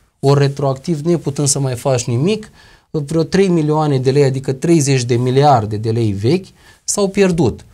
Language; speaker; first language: Romanian; native; Romanian